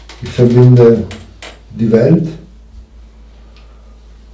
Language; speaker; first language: German; non-native, fluent; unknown